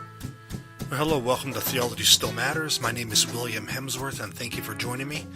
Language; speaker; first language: English; native; English